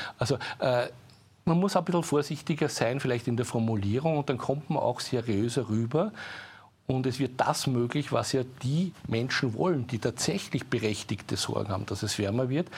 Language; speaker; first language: German; native; German